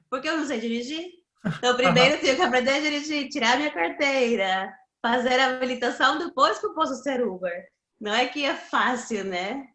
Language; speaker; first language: Portuguese; non-native, fluent; Spanish